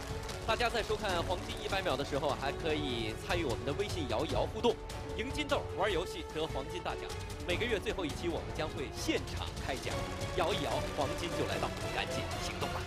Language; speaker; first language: Chinese; native; Chinese